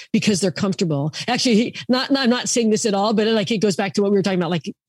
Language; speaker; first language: English; native; English